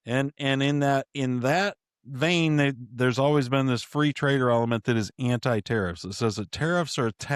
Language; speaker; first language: English; native; English